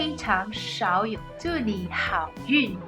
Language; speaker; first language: Chinese; non-native, learner; English